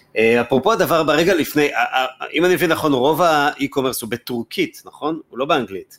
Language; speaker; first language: Hebrew; native; Hebrew